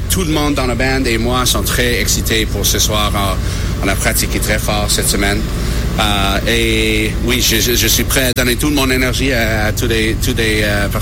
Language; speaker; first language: French; non-native, learner; English